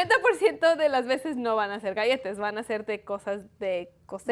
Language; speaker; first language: Spanish; early bilingual, heritage; Spanish